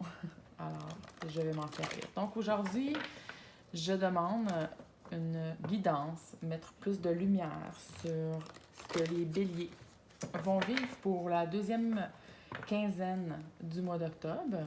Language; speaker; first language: French; native; French